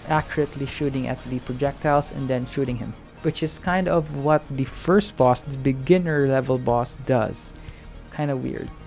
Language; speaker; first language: English; non-native, local second language; Hiligaynon